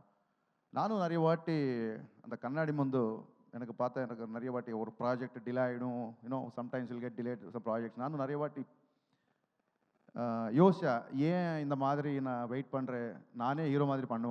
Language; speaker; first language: Tamil; non-native, learner; Telugu